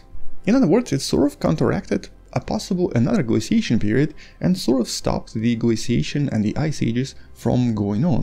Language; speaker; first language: English; non-native, fluent; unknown